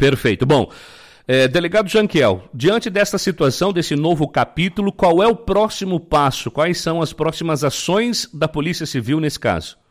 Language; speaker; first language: Portuguese; native; Portuguese